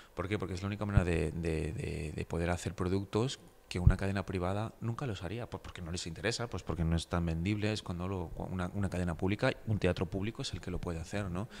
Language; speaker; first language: Spanish; native; Spanish